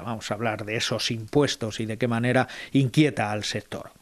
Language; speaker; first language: Spanish; native; Spanish